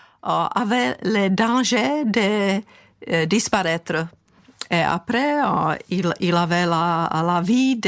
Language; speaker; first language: French; non-native, fluent; Czech